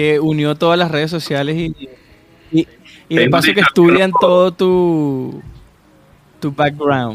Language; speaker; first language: Spanish; native; Spanish